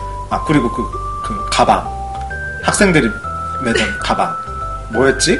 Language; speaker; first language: Korean; non-native, fluent; Japanese